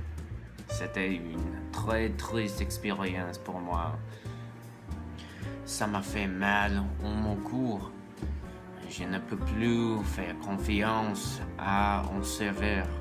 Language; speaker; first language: French; non-native, learner; English